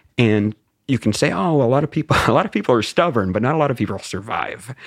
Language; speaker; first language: English; native; English